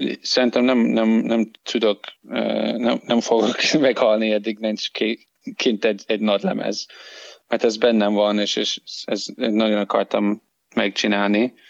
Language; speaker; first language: Hungarian; non-native, learner; English